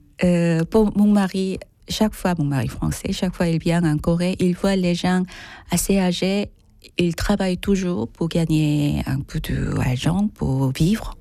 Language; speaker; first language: French; non-native, fluent; Korean